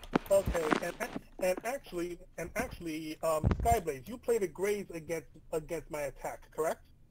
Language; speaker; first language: English; native; English